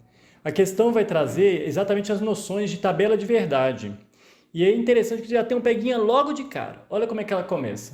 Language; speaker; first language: Portuguese; native; Portuguese